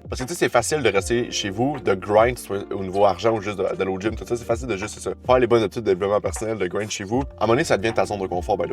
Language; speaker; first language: French; native; French